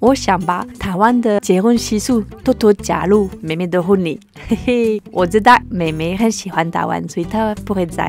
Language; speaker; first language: Chinese; non-native, fluent; French